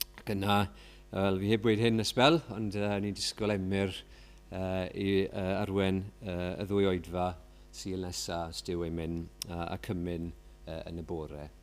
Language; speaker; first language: Welsh; native; Welsh